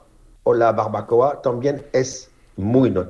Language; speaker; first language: Spanish; non-native, fluent; French